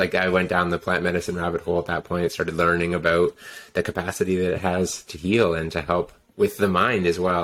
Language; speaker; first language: English; native; English